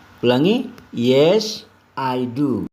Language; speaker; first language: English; non-native, fluent; Indonesian